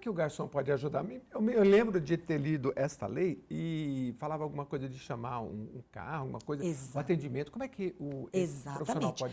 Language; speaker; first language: Portuguese; native; Portuguese